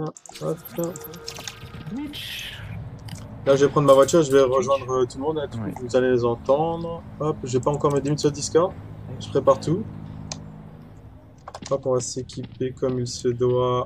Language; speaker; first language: French; native; French